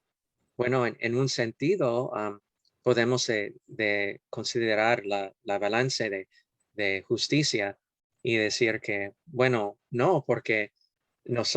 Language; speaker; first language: Spanish; non-native, fluent; English